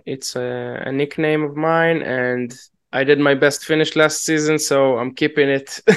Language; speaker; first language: English; non-native, fluent; Hebrew